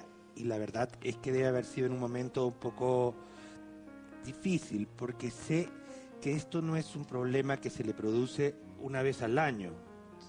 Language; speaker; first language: Spanish; native; Spanish